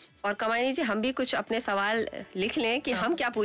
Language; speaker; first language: Hindi; native; Hindi